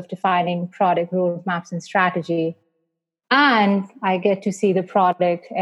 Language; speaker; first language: English; non-native, local second language; Hindi